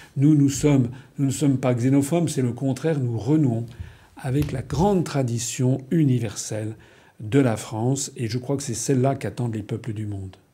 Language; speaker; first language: French; native; French